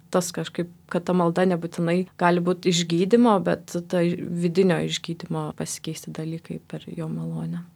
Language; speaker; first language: Lithuanian; native; Lithuanian